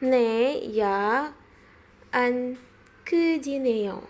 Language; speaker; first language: Korean; non-native, learner; Indonesian